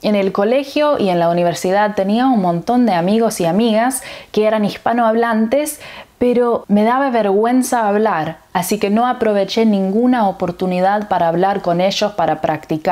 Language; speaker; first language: Spanish; early bilingual, heritage; English